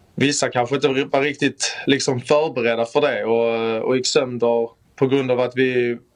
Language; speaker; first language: Swedish; native; Swedish